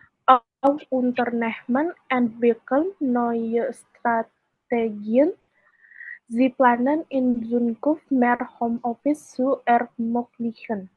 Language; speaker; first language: German; non-native, learner; Indonesian